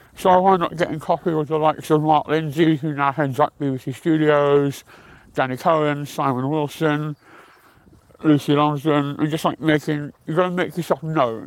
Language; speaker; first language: English; native; English